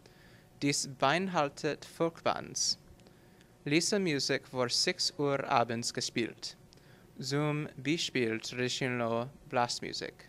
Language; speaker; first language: German; non-native, learner; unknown